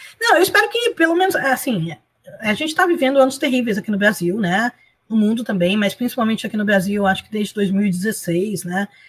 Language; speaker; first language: Portuguese; early bilingual, other home language; Spanish